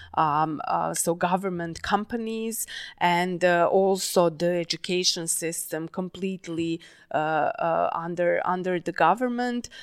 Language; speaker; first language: English; non-native, fluent; Serbian